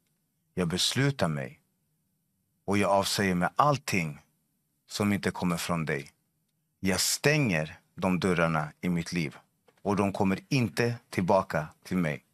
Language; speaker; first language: Swedish; non-native, fluent; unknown